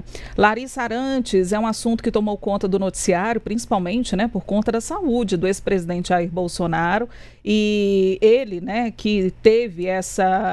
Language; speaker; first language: Portuguese; native; Portuguese